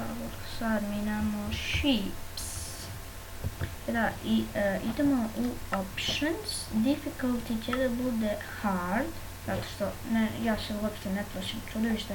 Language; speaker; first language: Bosnian; native; Bosnian